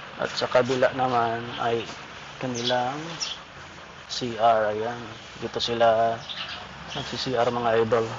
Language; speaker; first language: Filipino; non-native, local second language; Cebuano